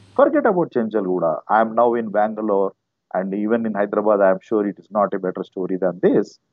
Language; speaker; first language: English; non-native, local second language; Telugu